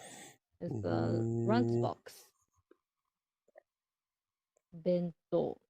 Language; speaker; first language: English; non-native, learner; Japanese